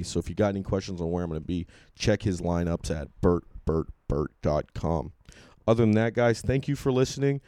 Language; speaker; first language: English; native; English